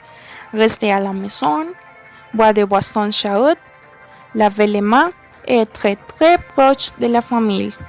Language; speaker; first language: French; non-native, learner; Spanish